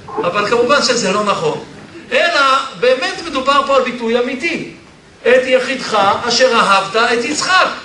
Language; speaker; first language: Hebrew; early bilingual, other home language; Polish